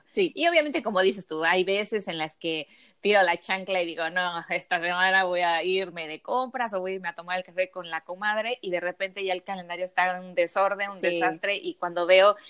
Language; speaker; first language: Spanish; native; Spanish